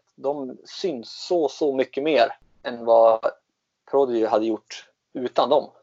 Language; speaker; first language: Swedish; native; Swedish